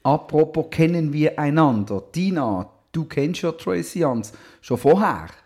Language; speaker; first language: German; native; German